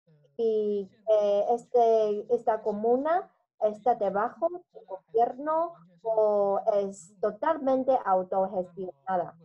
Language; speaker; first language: Spanish; non-native, learner; Chinese